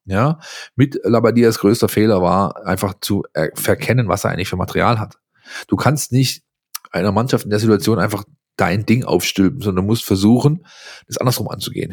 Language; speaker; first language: German; native; German